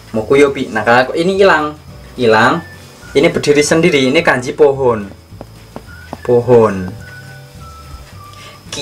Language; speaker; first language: Indonesian; native; Indonesian